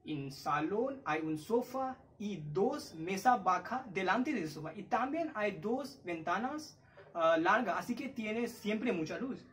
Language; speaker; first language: Spanish; non-native, learner; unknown